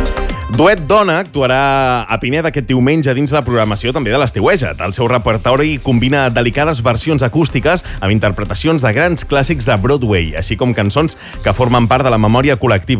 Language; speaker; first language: Catalan; native; Catalan